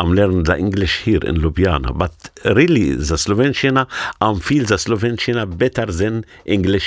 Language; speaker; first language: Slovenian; non-native, learner; Arabic